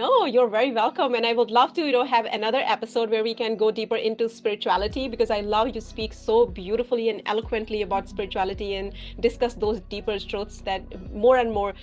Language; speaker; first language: English; non-native, fluent; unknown